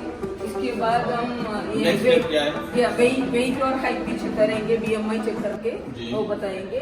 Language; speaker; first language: Hindi; non-native, learner; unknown